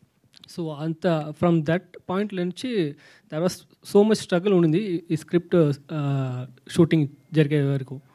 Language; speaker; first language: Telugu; non-native, learner; Tamil